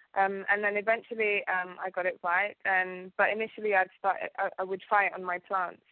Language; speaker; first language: English; early bilingual, other home language; Ganda